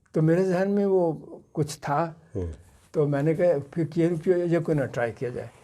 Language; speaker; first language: Urdu; non-native, local second language; Punjabi